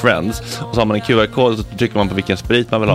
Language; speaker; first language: Swedish; native; Swedish